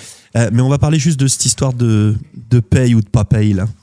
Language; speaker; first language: French; native; French